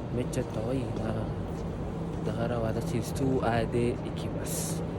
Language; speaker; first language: Japanese; non-native, learner; Indonesian